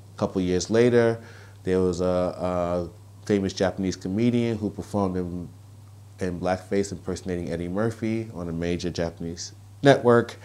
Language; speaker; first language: English; native; English